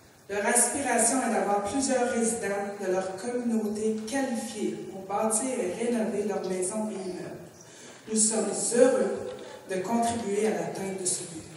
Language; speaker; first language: French; native; French